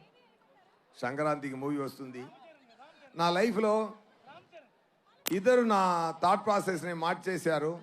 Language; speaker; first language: Telugu; non-native, learner; Tamil